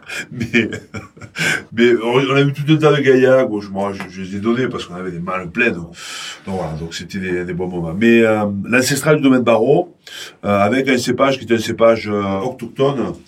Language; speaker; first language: French; native; French